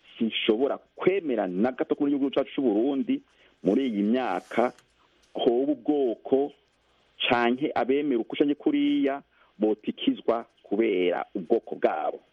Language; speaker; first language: Rundi; native; Rundi